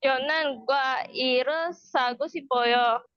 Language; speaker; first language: Korean; non-native, learner; Indonesian